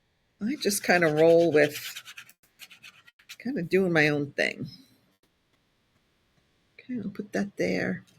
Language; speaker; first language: English; native; English